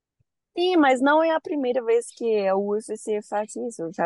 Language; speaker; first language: Portuguese; non-native, learner; Spanish